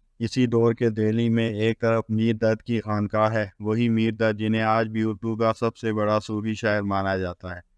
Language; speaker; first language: Urdu; native; Urdu